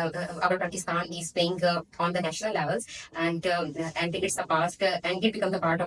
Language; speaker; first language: English; non-native, learner; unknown